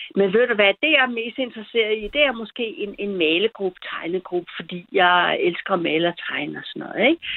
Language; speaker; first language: Danish; early bilingual, other home language; German